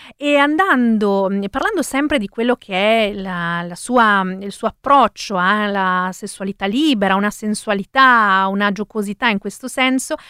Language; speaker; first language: Italian; early bilingual, other home language; Spanish